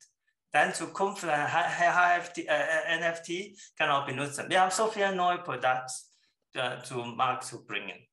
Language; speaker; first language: German; non-native, learner; Chinese